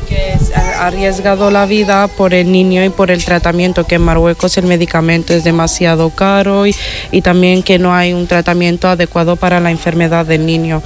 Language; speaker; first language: Spanish; non-native, fluent; Italian